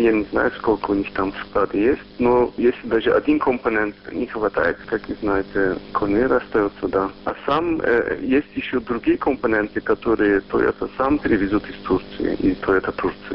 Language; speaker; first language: Russian; non-native, learner; Turkish